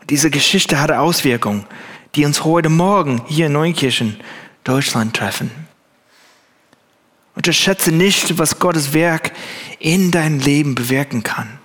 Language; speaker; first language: German; non-native, fluent; English